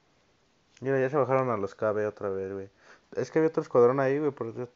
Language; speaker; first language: Spanish; native; Spanish